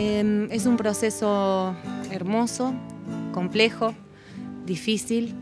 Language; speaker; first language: Spanish; native; Spanish